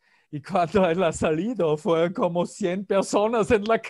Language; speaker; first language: Spanish; non-native, fluent; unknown